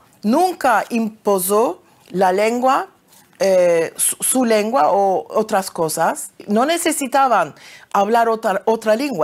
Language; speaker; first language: Spanish; early bilingual, heritage; Ladino